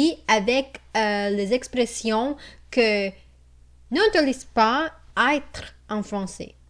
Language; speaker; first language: French; non-native, fluent; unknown